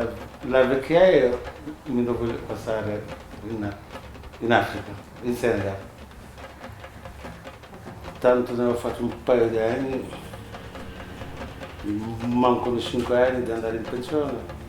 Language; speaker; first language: Italian; non-native, fluent; Wolof